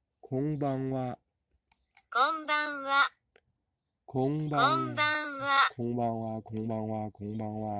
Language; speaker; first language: Japanese; non-native, learner; Chinese